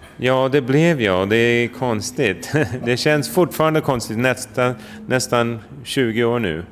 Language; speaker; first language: Swedish; native; Swedish